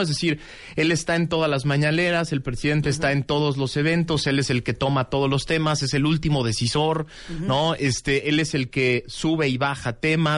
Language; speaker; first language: Spanish; native; Spanish